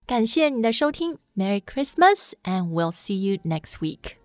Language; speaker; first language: English; non-native, fluent; Chinese